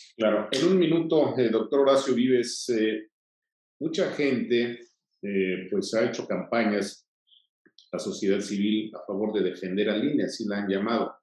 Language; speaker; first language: Spanish; native; Spanish